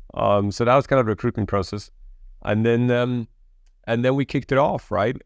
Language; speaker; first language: English; early bilingual, other home language; Polish